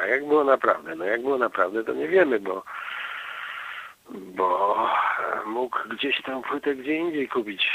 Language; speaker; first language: Polish; native; Polish